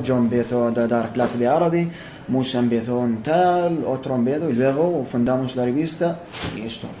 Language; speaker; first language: Spanish; non-native, fluent; Arabic